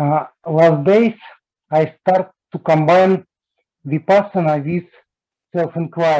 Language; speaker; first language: English; non-native, learner; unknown